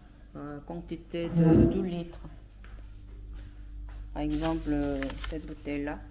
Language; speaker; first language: French; non-native, fluent; Korean